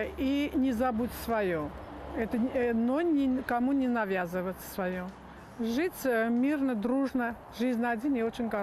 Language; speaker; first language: Russian; non-native, local second language; Armenian